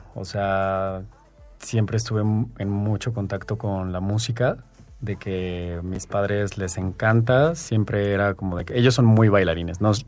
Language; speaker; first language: Spanish; native; Spanish